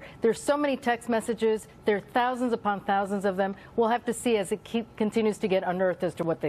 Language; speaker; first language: English; native; English